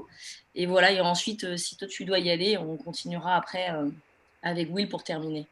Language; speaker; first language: French; native; French